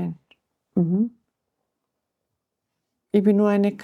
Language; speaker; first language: German; non-native, learner; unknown